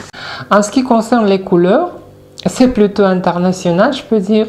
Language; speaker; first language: French; non-native, fluent; Russian